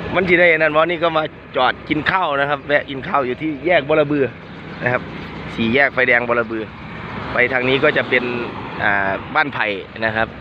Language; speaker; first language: Thai; non-native, local second language; Northeastern Thai